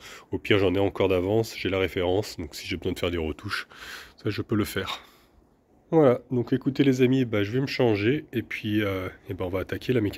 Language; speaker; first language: French; native; French